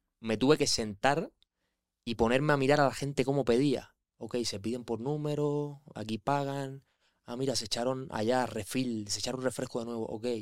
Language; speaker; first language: Spanish; native; Spanish